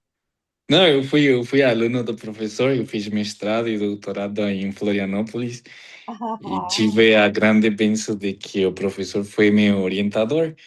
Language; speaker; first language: Portuguese; non-native, fluent; Spanish